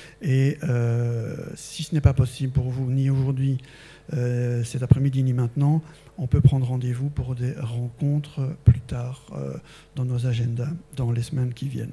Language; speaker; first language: French; native; French